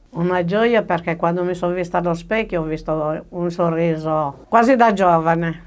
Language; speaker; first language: Italian; native; Italian